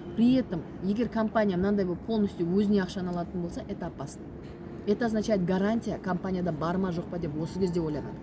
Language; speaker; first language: Russian; non-native, local second language; Kazakh